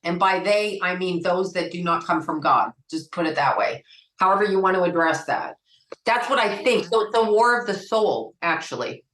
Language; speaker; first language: English; native; English